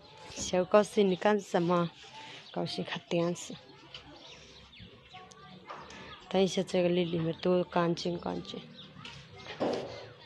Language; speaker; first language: Chinese; non-native, learner; Nepali